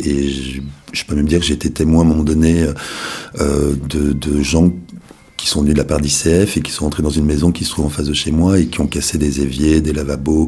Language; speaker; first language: French; native; French